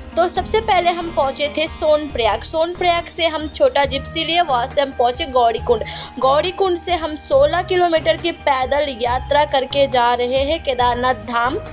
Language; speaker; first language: Hindi; non-native, local second language; Bangla